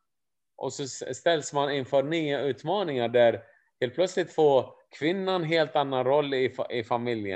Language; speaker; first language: Swedish; non-native, fluent; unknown